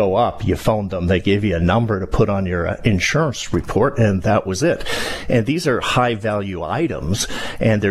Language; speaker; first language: English; native; English